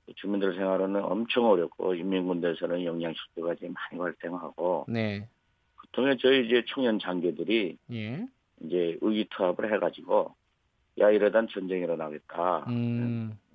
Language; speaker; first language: Korean; native; Korean